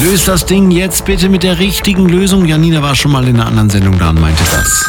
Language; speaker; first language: German; native; German